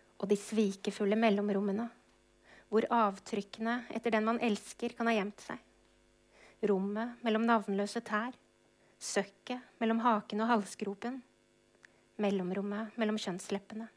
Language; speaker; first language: Norwegian; native; Norwegian